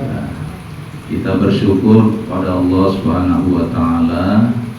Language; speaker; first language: Indonesian; native; Indonesian